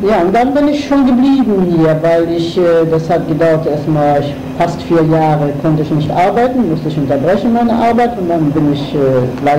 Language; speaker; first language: German; non-native, fluent; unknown